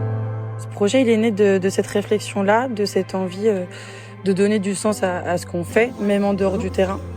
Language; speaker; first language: French; native; French